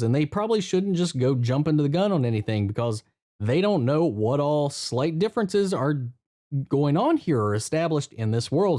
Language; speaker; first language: English; native; English